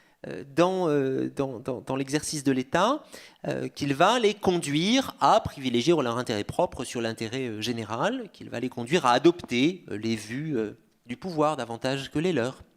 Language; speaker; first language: French; native; French